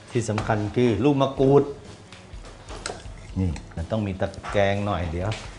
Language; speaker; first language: Thai; native; Thai